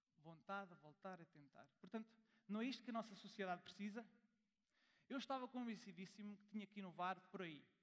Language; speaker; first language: Portuguese; early bilingual, heritage; German